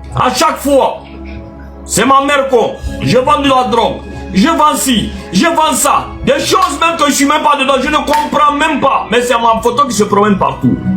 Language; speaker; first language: French; non-native, local second language; Arabic